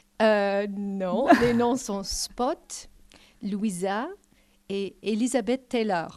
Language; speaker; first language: French; non-native, learner; English